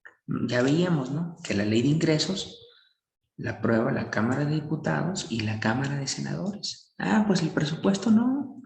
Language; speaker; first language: Spanish; native; Spanish